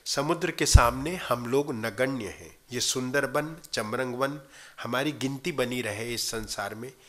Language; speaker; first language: Hindi; native; Hindi